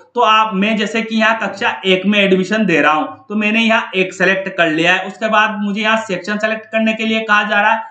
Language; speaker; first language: Hindi; native; Hindi